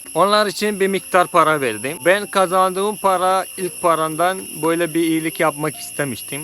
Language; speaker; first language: Turkish; non-native, fluent; Malayalam